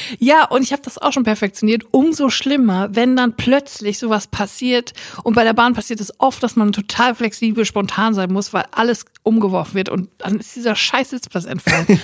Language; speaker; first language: German; native; German